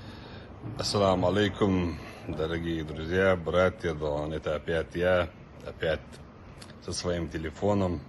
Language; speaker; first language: Russian; non-native, local second language; Chechen